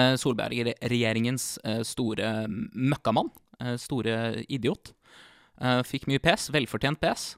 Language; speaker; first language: Norwegian; native; Norwegian